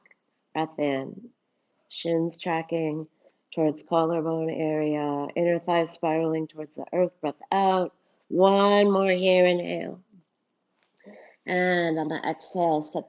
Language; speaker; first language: English; native; English